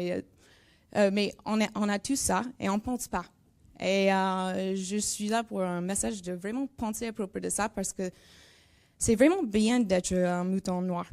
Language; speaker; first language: French; non-native, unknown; English